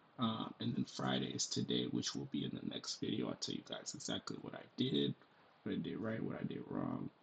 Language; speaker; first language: English; native; English